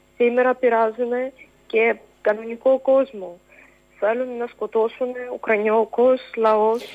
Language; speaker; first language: Greek; non-native, fluent; Ukrainian